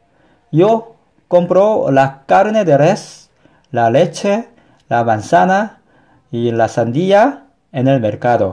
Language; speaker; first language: Spanish; non-native, fluent; Korean